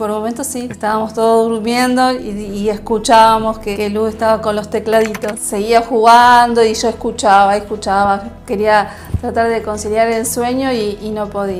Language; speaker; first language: Spanish; native; Spanish